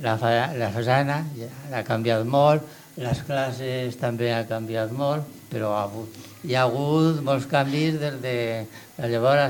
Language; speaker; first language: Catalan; non-native, local second language; Spanish